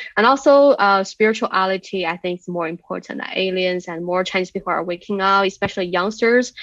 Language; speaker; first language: English; non-native, fluent; Chinese